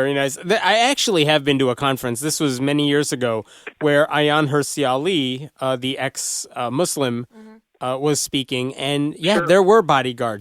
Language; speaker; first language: English; native; English